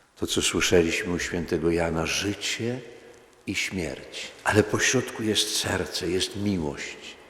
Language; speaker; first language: Polish; native; Polish